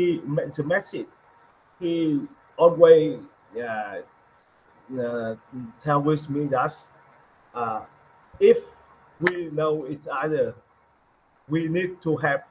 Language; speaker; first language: English; non-native, learner; Vietnamese